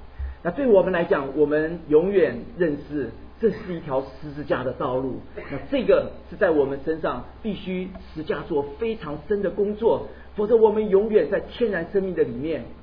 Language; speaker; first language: Chinese; native; Chinese